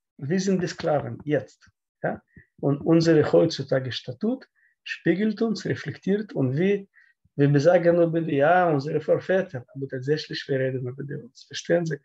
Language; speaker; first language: German; non-native, learner; Russian